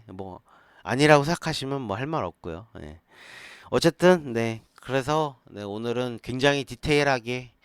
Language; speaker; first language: Korean; native; Korean